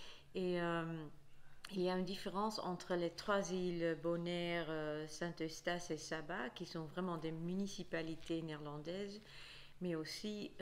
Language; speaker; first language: French; non-native, fluent; Dutch